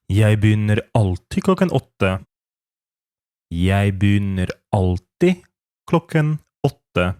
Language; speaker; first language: Norwegian; non-native, fluent; Polish